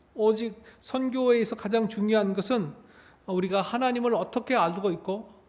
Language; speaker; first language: Korean; native; Korean